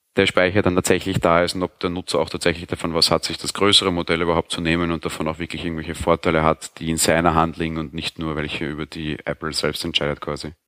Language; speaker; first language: German; native; German